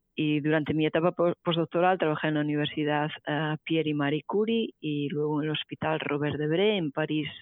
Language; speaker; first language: Spanish; native; Spanish